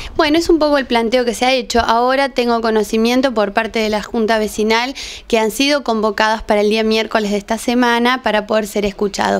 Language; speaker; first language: Spanish; native; Spanish